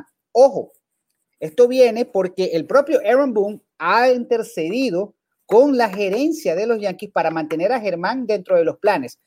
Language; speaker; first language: Spanish; native; Spanish